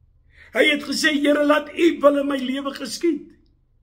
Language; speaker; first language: Afrikaans; native; Afrikaans